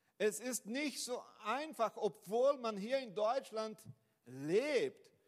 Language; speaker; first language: German; non-native, fluent; Portuguese